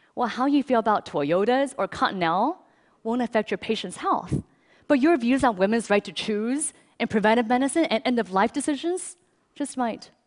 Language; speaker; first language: English; early bilingual, other home language; Chinese